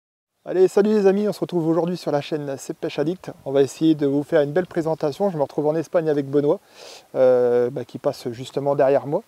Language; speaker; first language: French; native; French